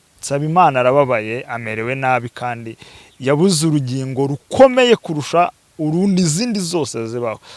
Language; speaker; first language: Kinyarwanda; native; Kinyarwanda